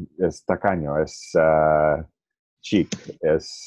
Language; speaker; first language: Spanish; non-native, learner; English